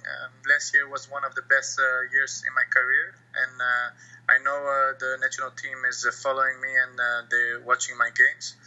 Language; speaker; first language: English; non-native, fluent; Dutch